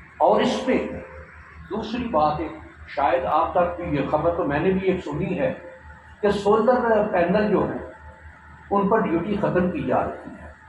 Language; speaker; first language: Urdu; non-native, local second language; Punjabi